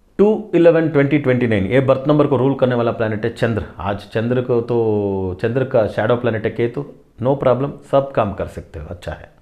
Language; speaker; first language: Hindi; non-native, local second language; Tamil